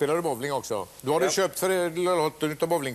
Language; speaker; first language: Swedish; native; Swedish